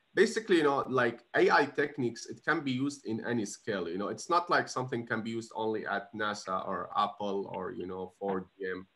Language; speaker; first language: English; non-native, fluent; Arabic